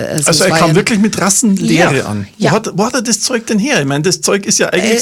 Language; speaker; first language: German; native; German